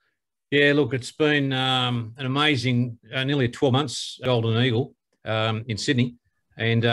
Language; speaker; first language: English; native; English